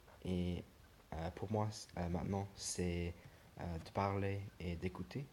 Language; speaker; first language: French; non-native, learner; English